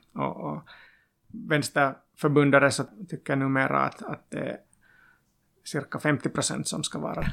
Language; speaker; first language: Swedish; non-native, local second language; Finnish